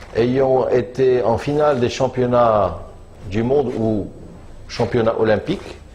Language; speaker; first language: French; non-native, local second language; Arabic